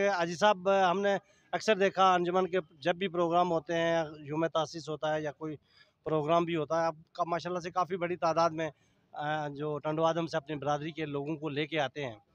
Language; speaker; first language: Urdu; non-native, local second language; Northern Hindko